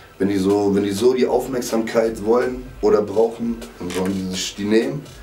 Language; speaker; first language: German; native; German